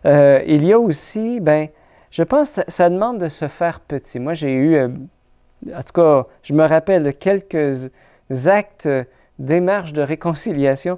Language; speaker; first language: French; native; French